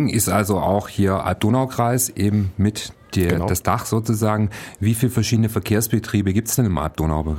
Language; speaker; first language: German; native; German